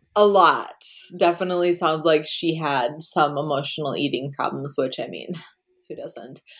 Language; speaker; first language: English; native; English